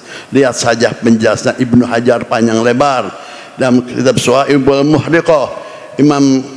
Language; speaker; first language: Indonesian; native; Indonesian